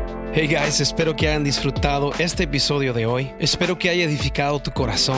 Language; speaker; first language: Spanish; native; Spanish